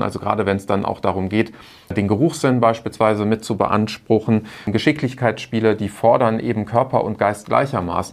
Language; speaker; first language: German; native; German